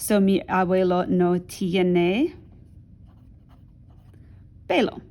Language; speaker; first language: Spanish; non-native, fluent; English